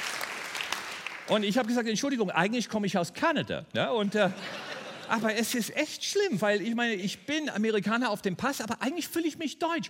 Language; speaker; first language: German; non-native, fluent; English